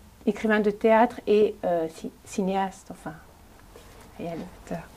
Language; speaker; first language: French; native; French